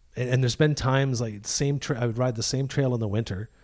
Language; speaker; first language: English; native; English